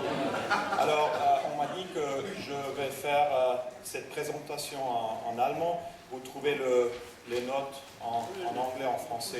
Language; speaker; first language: French; non-native, local second language; German